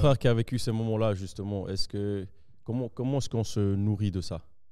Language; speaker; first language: French; native; French